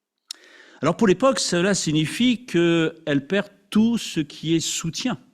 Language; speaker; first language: French; native; French